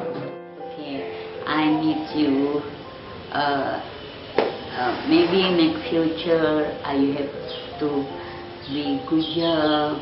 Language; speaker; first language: English; non-native, learner; Indonesian